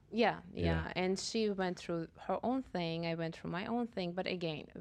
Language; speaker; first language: English; non-native, fluent; Russian